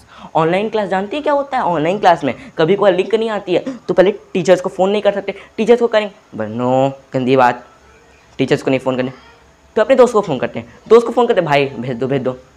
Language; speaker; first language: Hindi; native; Hindi